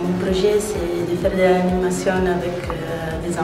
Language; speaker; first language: French; non-native, learner; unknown